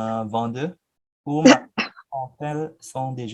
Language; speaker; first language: French; non-native, learner; Indonesian